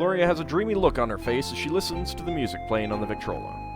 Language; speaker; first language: English; native; English